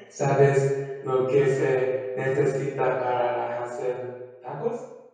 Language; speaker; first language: Spanish; non-native, learner; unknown